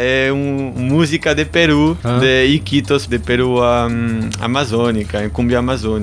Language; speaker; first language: Portuguese; non-native, learner; German